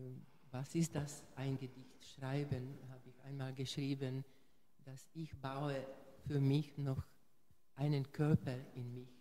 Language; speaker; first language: German; non-native, fluent; Hungarian